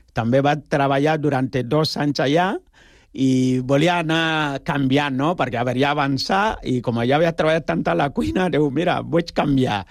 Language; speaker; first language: Catalan; non-native, fluent; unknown